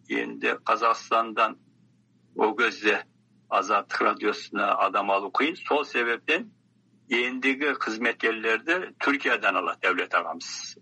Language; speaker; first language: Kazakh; early bilingual, heritage; Kazakh